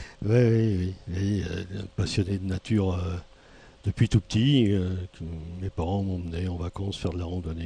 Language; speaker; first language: French; native; French